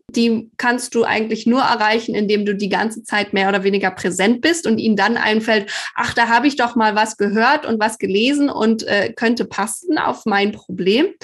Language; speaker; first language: German; native; German